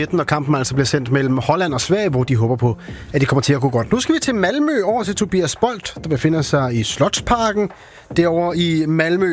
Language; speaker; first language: Danish; native; Danish